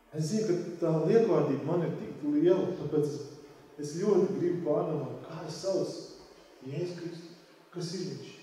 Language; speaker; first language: Latvian; native; Latvian